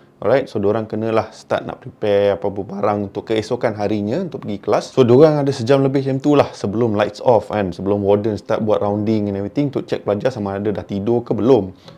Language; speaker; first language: Malay; native; Malay